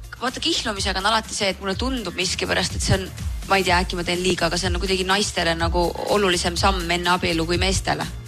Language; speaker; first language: Estonian; native; Estonian